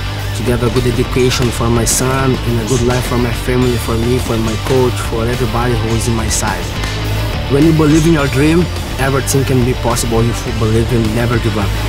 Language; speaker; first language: English; non-native, fluent; Portuguese